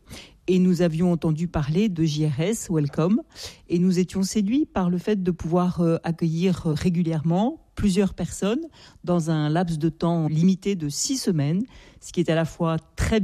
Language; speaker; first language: French; native; French